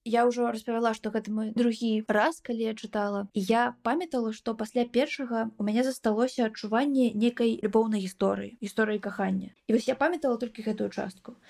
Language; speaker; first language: Belarusian; non-native, local second language; Russian